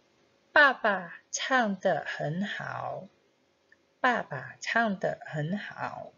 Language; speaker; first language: Chinese; non-native, fluent; Indonesian